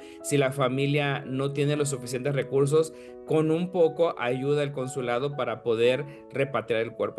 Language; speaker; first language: Spanish; native; Spanish